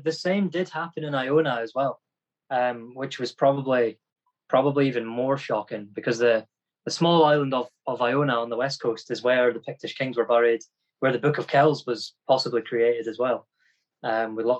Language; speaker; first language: English; native; English